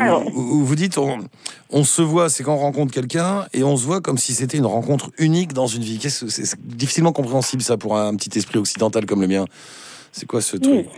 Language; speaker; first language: French; native; French